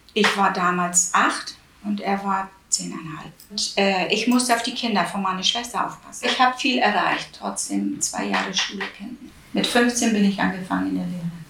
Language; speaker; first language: German; early bilingual, other home language; Italian